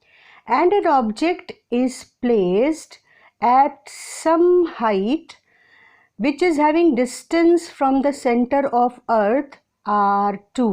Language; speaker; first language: English; non-native, local second language; Hindi